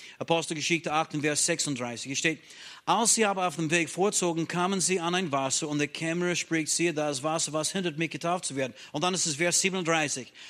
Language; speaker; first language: German; non-native, fluent; English